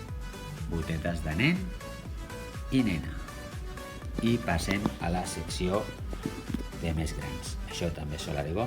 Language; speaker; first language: Catalan; native; Catalan